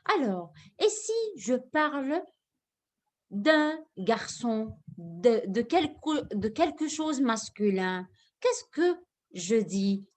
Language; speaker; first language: French; non-native, fluent; Arabic